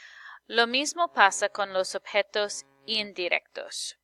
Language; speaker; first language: Spanish; non-native, fluent; English